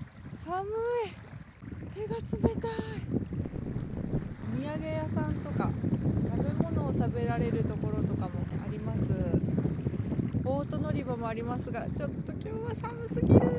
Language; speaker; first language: Japanese; native; Japanese